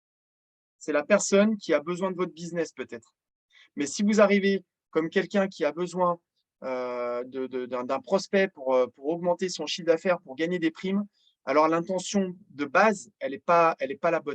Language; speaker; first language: French; native; French